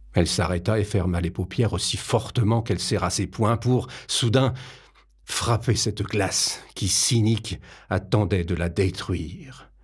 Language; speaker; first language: French; native; French